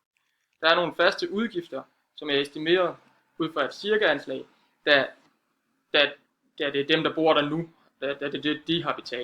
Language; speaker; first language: Danish; native; Danish